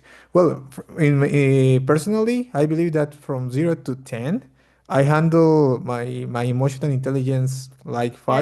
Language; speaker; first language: English; non-native, fluent; Spanish